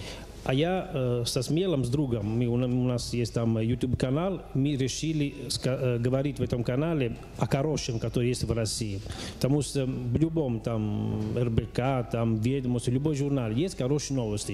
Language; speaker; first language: Russian; non-native, fluent; Italian